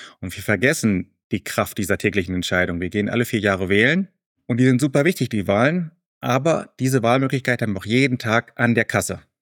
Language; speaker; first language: German; early bilingual, other home language; Spanish